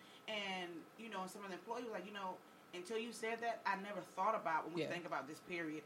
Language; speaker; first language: English; native; English